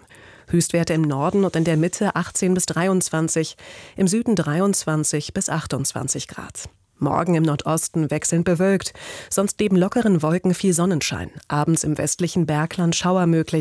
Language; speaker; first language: German; native; German